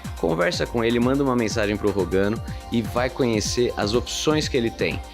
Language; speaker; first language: Portuguese; native; Portuguese